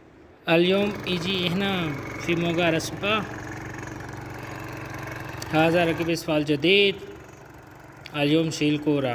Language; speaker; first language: Arabic; non-native, learner; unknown